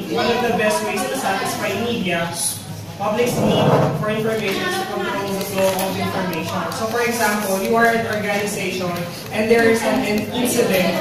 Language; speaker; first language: English; non-native, local second language; Filipino